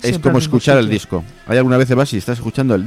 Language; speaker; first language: Spanish; native; Spanish